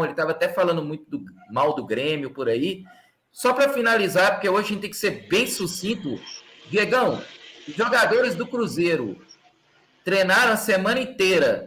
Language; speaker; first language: Portuguese; native; Portuguese